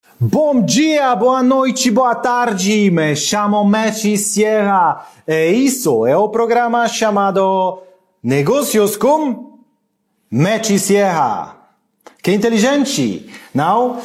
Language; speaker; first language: Portuguese; non-native, learner; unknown